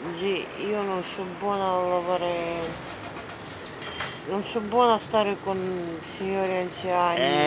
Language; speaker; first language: Italian; non-native, learner; Bulgarian